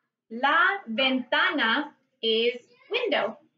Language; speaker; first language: English; native; English